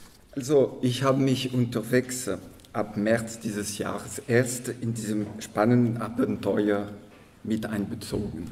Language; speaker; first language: German; non-native, local second language; French